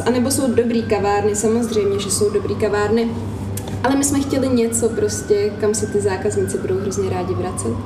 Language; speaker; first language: Czech; native; Czech